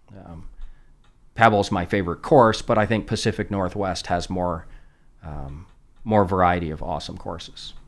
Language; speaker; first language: English; native; English